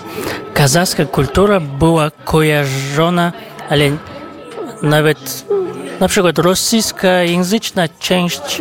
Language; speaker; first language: Polish; non-native, fluent; Kazakh